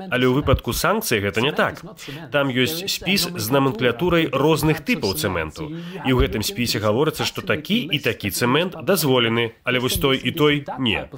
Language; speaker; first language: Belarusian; native; Belarusian